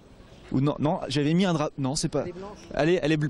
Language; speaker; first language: French; native; French